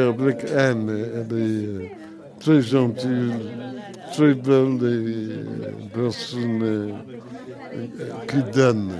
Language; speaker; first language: French; non-native, learner; English